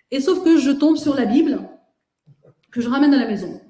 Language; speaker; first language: French; native; French